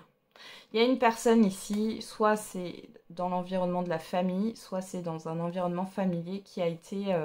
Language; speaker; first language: French; native; French